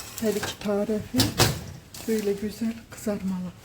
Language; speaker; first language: Turkish; early bilingual, heritage; Turkish